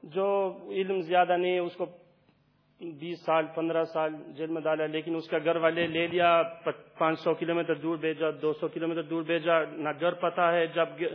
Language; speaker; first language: Urdu; non-native, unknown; Albanian